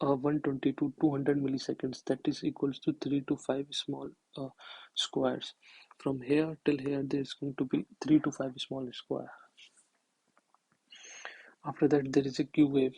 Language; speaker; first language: English; non-native, local second language; Hindi